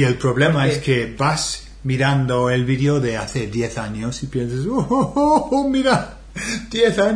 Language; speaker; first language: Spanish; non-native, fluent; English